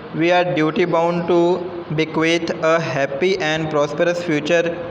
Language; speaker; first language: English; non-native, local second language; Punjabi